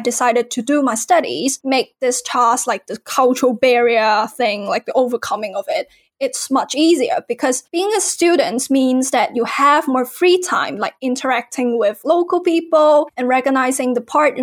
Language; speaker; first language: English; non-native, local second language; Cantonese